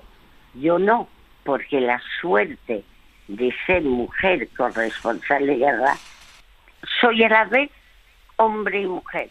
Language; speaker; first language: Spanish; early bilingual, other home language; French